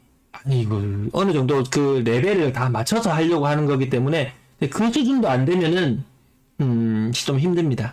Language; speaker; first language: Korean; native; Korean